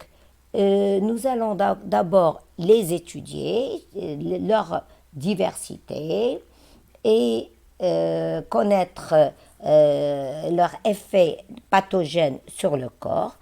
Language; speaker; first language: French; non-native, local second language; Arabic